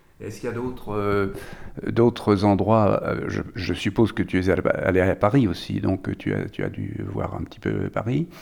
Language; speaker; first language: French; native; French